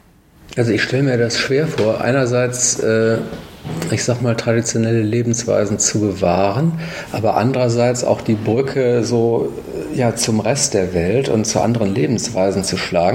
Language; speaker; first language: German; native; German